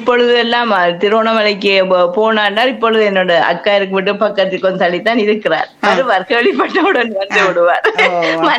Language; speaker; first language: Tamil; native; Tamil